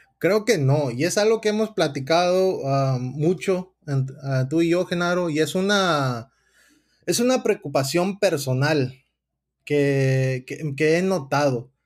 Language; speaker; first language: Spanish; early bilingual, heritage; Spanish